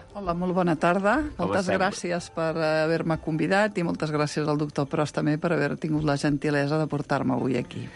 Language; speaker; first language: Catalan; non-native, local second language; Spanish